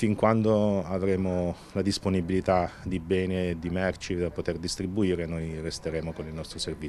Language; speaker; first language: Italian; native; Italian